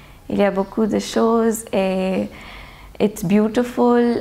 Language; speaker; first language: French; non-native, learner; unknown